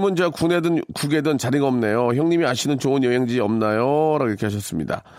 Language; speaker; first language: Korean; native; Korean